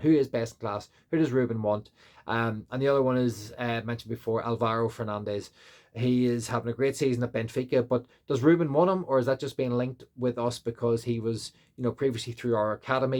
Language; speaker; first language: English; native; English